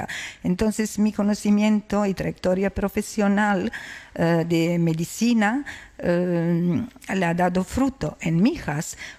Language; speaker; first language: Spanish; non-native, learner; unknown